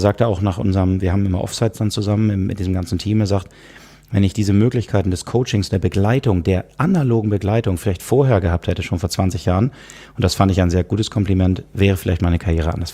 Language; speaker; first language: German; native; German